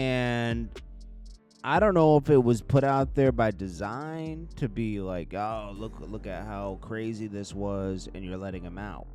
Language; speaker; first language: English; native; English